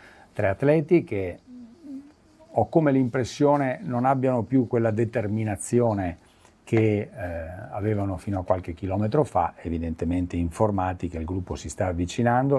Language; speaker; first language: Italian; native; Italian